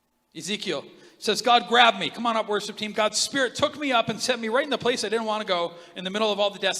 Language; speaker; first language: English; native; English